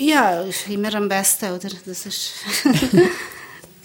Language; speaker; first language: German; non-native, learner; Bosnian